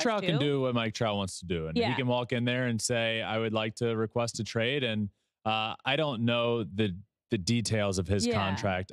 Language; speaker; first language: English; native; English